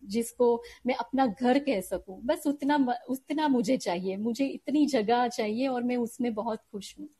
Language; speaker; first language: Hindi; non-native, local second language; Gujarati